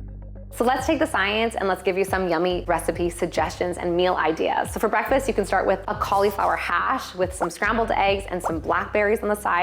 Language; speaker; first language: English; native; English